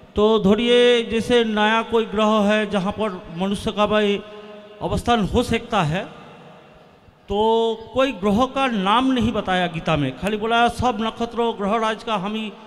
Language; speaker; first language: Hindi; non-native, local second language; Bangla